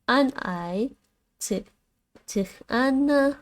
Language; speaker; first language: Vietnamese; non-native, learner; Dutch